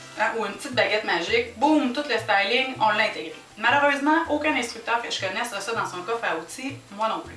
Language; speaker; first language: French; native; French